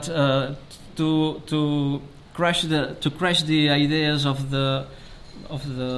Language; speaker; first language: English; non-native, learner; Spanish